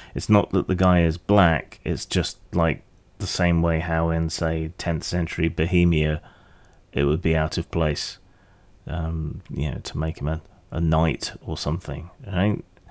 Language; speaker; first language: English; native; English